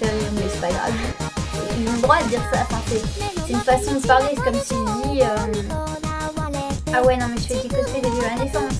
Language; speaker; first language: French; native; French